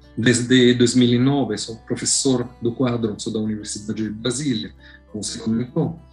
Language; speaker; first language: Portuguese; non-native, fluent; Italian